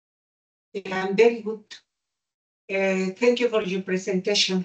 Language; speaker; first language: English; non-native, learner; Spanish